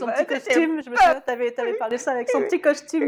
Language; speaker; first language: French; native; French